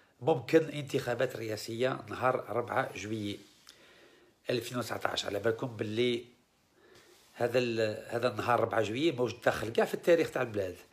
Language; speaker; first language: Arabic; early bilingual, heritage; Arabic